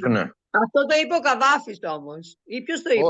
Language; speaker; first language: Greek; native; Greek